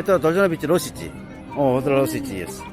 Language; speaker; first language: Russian; non-native, learner; Korean